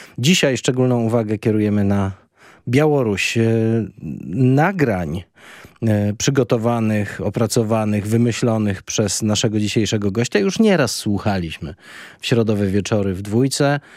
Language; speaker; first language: Polish; native; Polish